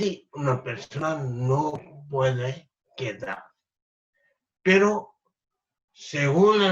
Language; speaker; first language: Spanish; non-native, fluent; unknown